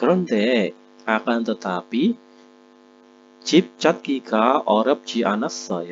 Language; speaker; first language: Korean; non-native, fluent; Indonesian